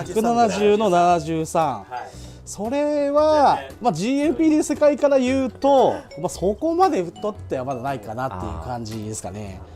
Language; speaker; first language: Japanese; native; Japanese